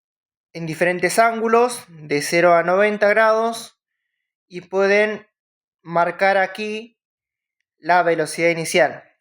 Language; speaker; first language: Spanish; native; Spanish